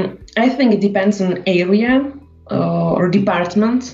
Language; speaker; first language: English; non-native, fluent; Slovak